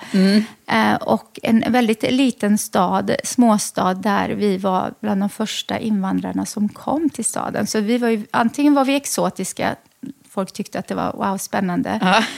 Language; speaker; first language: Swedish; early bilingual, other home language; Arabic